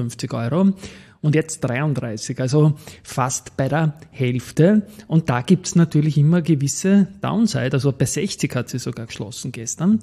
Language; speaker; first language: German; native; German